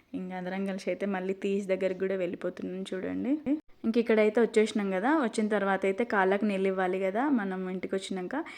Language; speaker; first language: Telugu; non-native, local second language; Lambadi